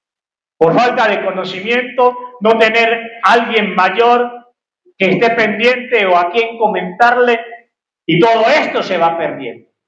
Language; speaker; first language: Spanish; native; Spanish